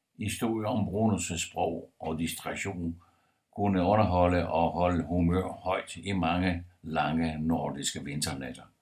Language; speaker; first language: Danish; non-native, fluent; Italian